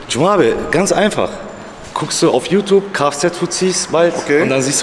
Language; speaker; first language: German; native; German